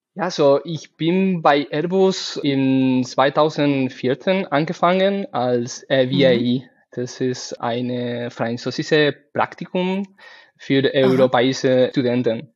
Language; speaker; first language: German; non-native, learner; Spanish